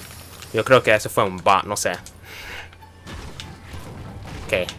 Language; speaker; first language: Spanish; early bilingual, heritage; Spanish